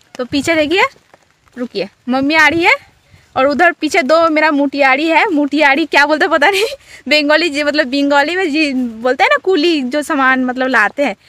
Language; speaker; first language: Hindi; non-native, local second language; Bangla